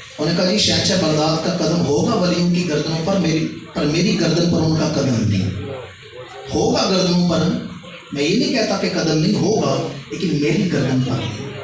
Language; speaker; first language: Urdu; non-native, local second language; Punjabi